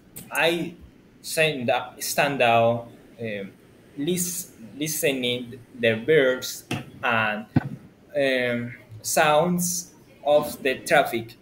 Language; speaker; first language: English; non-native, learner; Spanish